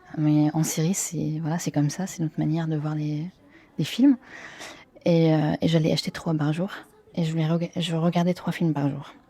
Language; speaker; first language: French; non-native, fluent; Arabic